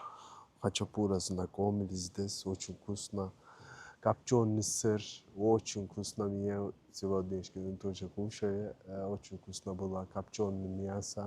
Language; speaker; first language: Russian; non-native, learner; Turkish